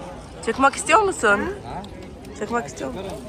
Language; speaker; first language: Turkish; non-native, fluent; Arabic